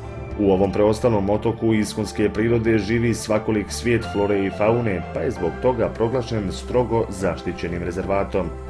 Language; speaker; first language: Bosnian; native; Bosnian